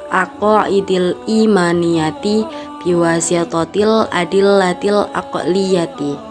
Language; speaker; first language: Arabic; non-native, learner; Indonesian